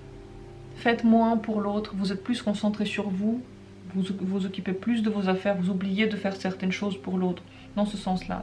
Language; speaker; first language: French; native; French